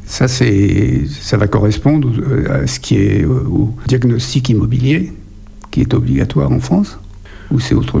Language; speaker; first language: French; native; French